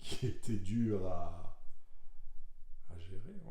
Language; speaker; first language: French; native; French